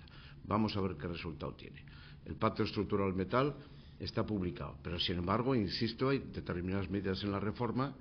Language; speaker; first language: Spanish; native; Spanish